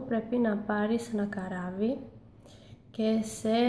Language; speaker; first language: Greek; non-native, learner; Italian